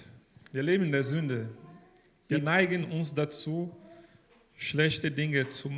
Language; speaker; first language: German; non-native, fluent; Portuguese